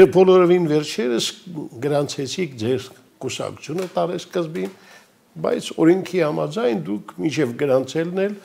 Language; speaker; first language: Armenian; native; Armenian